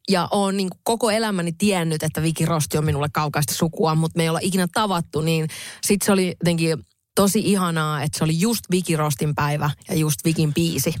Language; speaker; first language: Finnish; native; Finnish